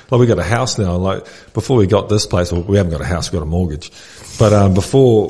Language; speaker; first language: English; native; English